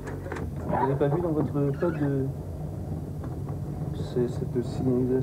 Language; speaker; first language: French; native; French